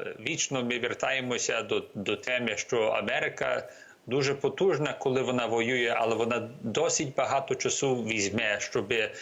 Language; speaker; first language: Ukrainian; early bilingual, heritage; Ukrainian